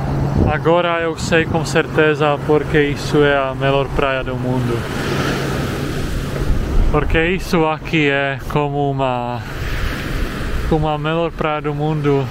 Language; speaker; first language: Portuguese; non-native, fluent; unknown